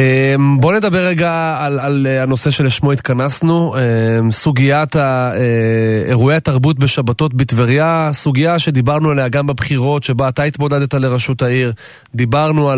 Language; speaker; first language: Hebrew; native; Hebrew